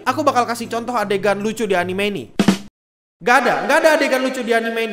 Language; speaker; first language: Indonesian; native; Indonesian